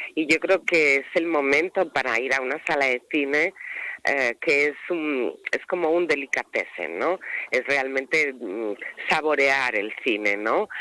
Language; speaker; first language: Spanish; native; Spanish